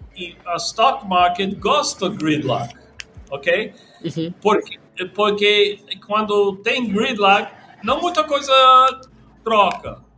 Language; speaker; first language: Portuguese; non-native, learner; English